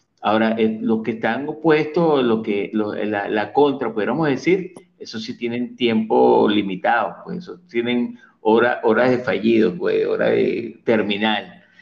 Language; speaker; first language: Spanish; native; Spanish